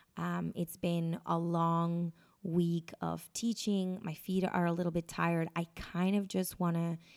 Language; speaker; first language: English; non-native, fluent; Spanish